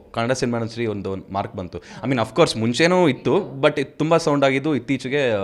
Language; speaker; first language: Kannada; native; Kannada